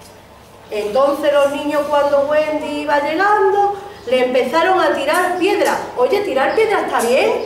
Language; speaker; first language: Spanish; native; Spanish